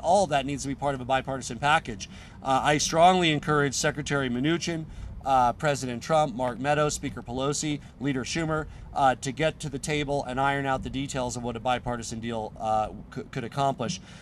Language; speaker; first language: English; native; English